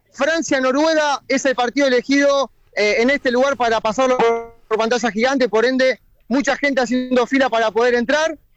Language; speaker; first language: Spanish; native; Spanish